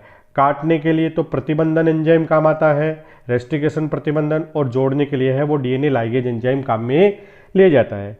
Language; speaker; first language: Hindi; native; Hindi